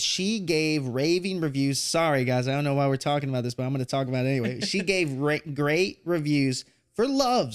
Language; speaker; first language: English; native; English